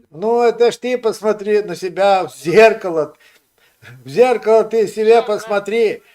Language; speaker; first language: Russian; non-native, local second language; Ukrainian